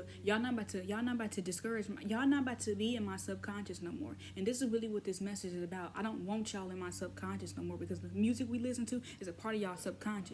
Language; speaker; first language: English; native; English